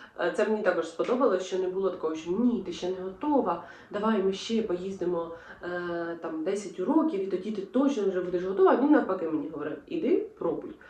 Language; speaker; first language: Ukrainian; non-native, local second language; Russian